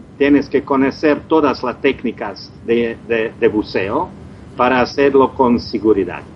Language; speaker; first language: Spanish; non-native, learner; Croatian